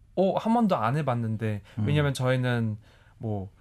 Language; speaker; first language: Korean; early bilingual, heritage; German